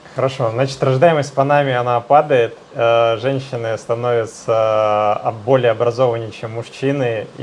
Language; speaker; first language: Russian; native; Russian